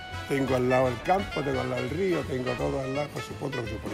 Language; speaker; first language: Spanish; native; Spanish